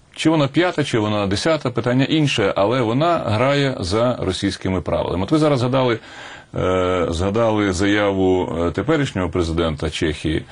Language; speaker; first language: Ukrainian; native; Ukrainian